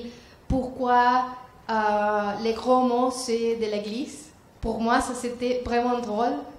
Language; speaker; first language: French; non-native, learner; Spanish